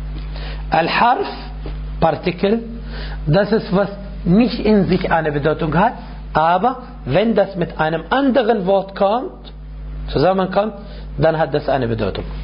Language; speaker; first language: German; non-native, fluent; Arabic